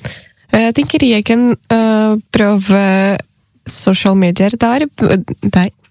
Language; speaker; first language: Norwegian; non-native, learner; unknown